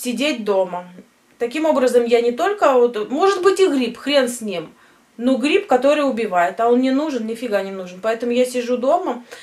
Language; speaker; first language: Russian; native; Russian